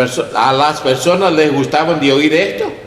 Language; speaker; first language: Spanish; non-native, learner; English